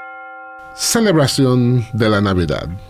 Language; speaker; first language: Spanish; non-native, fluent; English